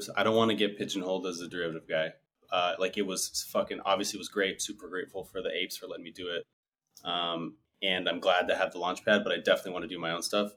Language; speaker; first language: English; native; English